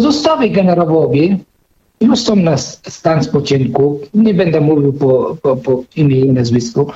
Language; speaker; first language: Polish; non-native, fluent; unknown